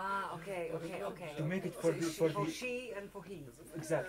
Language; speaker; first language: English; non-native, fluent; Polish